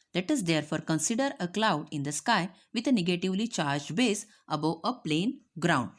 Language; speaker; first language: English; non-native, local second language; Marathi